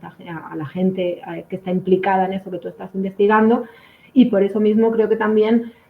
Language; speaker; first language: Spanish; native; Spanish